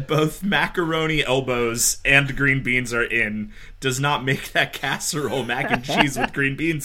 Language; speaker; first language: English; native; English